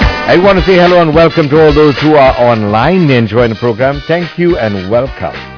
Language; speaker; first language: English; native; English